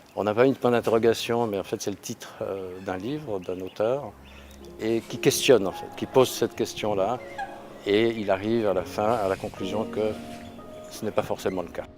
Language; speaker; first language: French; native; French